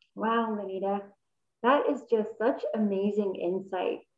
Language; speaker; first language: English; native; English